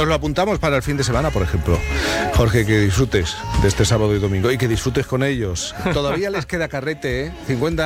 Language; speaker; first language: Spanish; native; Spanish